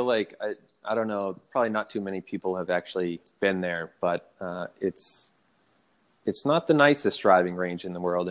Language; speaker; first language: English; native; English